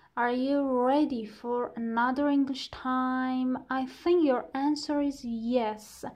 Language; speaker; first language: English; non-native, fluent; Persian